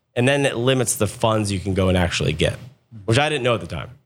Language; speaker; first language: English; native; English